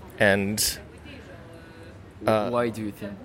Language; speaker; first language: English; non-native, learner; French